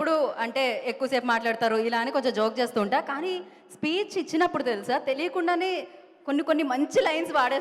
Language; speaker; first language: Telugu; native; Telugu